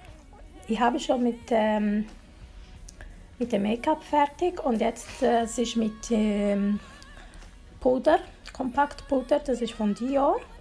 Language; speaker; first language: German; non-native, learner; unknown